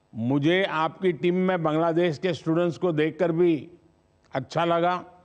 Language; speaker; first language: Hindi; non-native, local second language; Gujarati